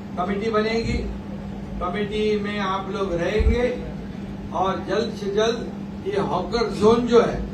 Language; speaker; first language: Hindi; non-native, local second language; Marathi